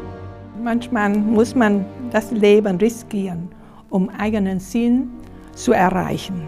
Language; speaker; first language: German; non-native, fluent; Vietnamese